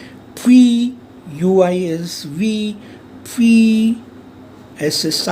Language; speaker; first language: French; non-native, fluent; Hindi